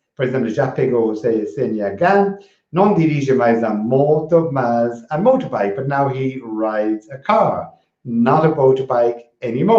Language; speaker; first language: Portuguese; non-native, fluent; English